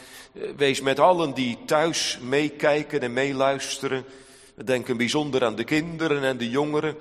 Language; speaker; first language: Dutch; native; Dutch